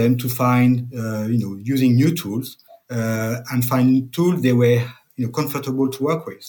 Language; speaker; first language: English; non-native, fluent; French